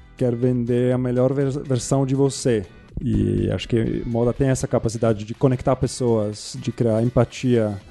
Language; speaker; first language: Portuguese; non-native, fluent; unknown